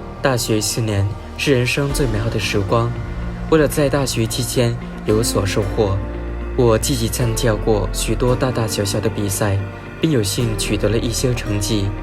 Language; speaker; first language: Chinese; non-native, fluent; Vietnamese